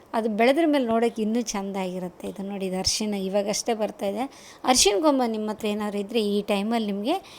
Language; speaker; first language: Kannada; native; Kannada